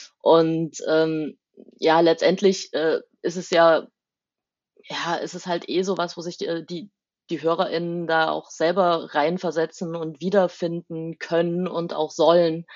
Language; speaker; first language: German; native; German